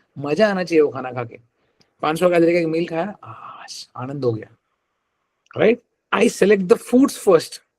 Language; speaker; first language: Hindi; non-native, local second language; Telugu